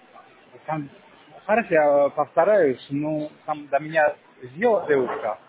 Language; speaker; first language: Russian; non-native, learner; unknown